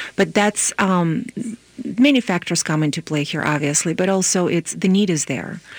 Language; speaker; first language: English; non-native, fluent; Romanian